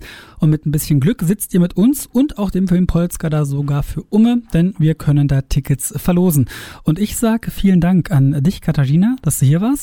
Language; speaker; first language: German; native; German